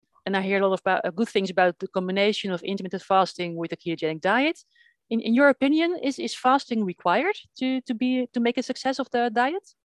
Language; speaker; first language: English; non-native, fluent; Dutch